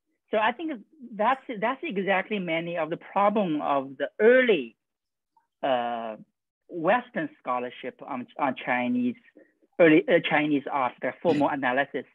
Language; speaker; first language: English; non-native, fluent; Chinese